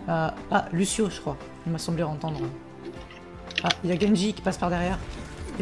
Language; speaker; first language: French; native; French